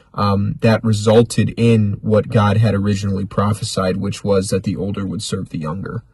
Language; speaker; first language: English; native; English